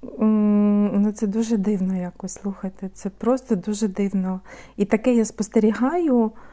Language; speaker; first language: Ukrainian; non-native, local second language; Russian